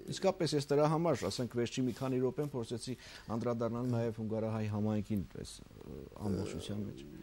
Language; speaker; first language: Armenian; native; Armenian